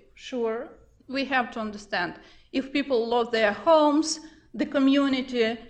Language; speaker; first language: English; non-native, fluent; Ukrainian